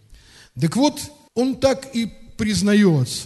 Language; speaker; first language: Russian; native; Russian